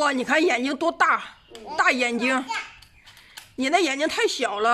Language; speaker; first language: Chinese; native; Chinese